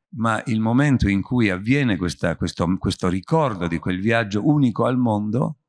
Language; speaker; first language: Italian; native; Italian